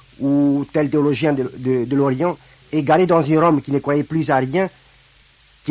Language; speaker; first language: French; non-native, fluent; Romanian